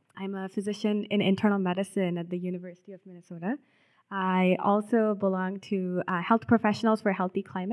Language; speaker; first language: English; non-native, local second language; Telugu